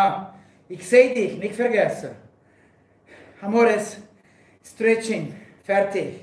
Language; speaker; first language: German; non-native, fluent; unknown